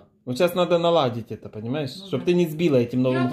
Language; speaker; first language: Russian; native; Russian